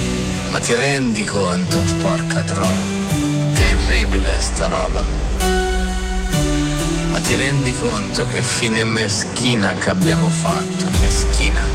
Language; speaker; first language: Italian; native; Italian